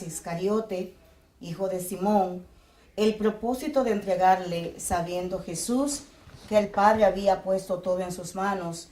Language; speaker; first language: Spanish; native; Spanish